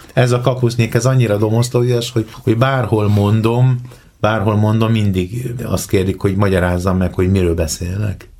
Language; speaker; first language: Hungarian; native; Hungarian